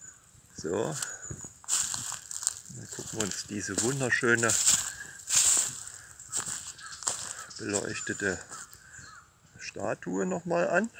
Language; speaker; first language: German; native; German